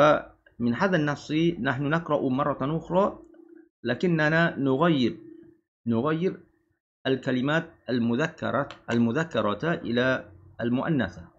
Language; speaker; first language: Arabic; non-native, fluent; Malay